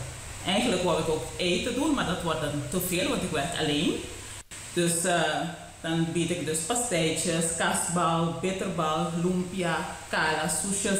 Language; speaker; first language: Dutch; non-native, local second language; Papiamento